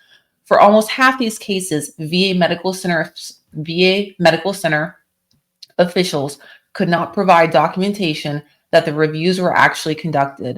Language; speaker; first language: English; native; English